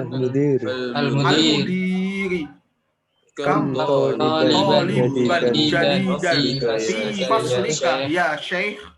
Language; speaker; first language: Arabic; non-native, learner; Indonesian